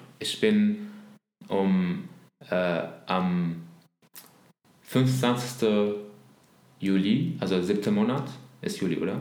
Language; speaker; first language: German; non-native, learner; Arabic